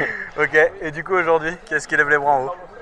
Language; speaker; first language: French; native; French